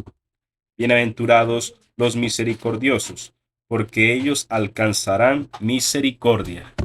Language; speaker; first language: Spanish; native; Spanish